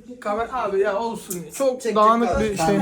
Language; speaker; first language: Turkish; native; Turkish